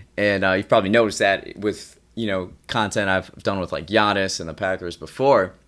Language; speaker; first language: English; native; English